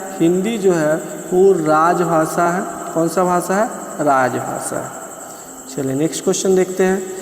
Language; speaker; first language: Hindi; native; Hindi